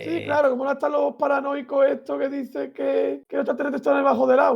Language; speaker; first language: Spanish; native; Spanish